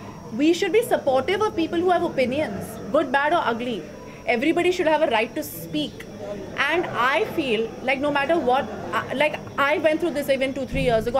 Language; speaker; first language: English; non-native, local second language; Hindi